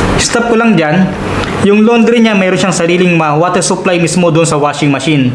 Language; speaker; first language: Filipino; non-native, local second language; Waray